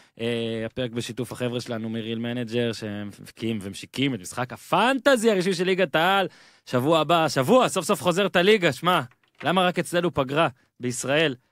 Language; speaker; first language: Hebrew; native; Hebrew